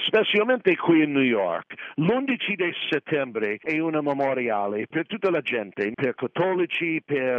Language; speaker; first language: Italian; non-native, fluent; English